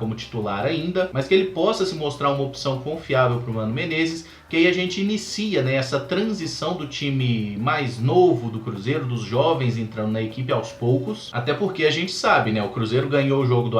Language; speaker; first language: Portuguese; native; Portuguese